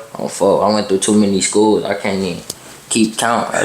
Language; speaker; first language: English; native; English